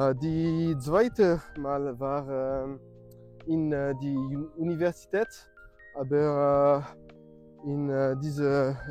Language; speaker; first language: German; non-native, learner; French